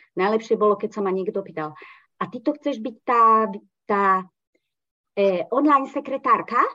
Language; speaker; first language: Slovak; non-native, local second language; Hungarian